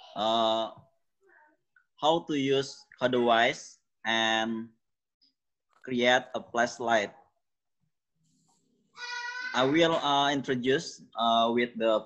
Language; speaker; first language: English; non-native, learner; Indonesian